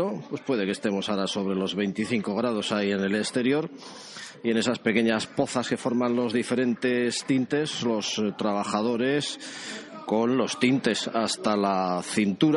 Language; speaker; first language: Spanish; native; Spanish